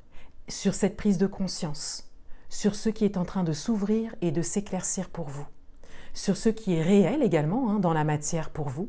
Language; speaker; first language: French; native; French